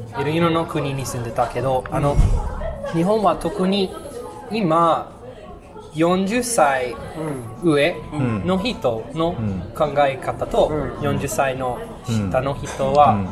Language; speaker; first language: Japanese; non-native, learner; English